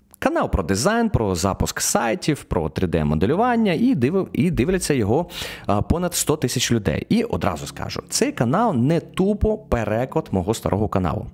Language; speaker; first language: Ukrainian; non-native, local second language; Russian